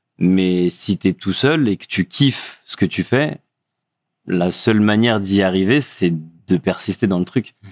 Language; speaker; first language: French; early bilingual, other home language; Fula